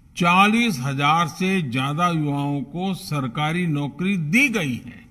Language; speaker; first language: Hindi; non-native, local second language; Gujarati